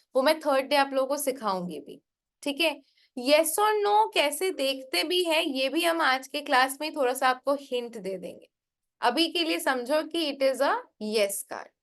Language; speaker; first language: Hindi; non-native, local second language; Bangla